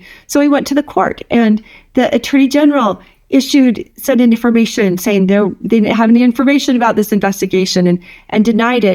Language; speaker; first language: English; native; English